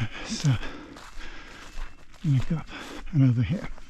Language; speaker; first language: English; native; English